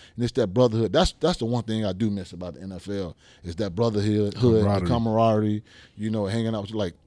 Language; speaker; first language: English; native; English